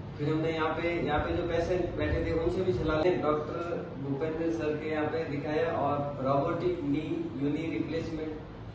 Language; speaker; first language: Hindi; native; Hindi